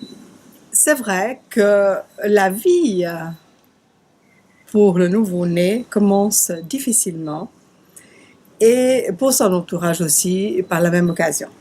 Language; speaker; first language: French; native; French